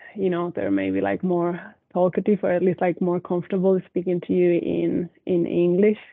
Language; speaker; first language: English; non-native, fluent; Spanish